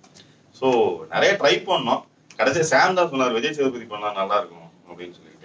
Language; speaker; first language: Tamil; native; Tamil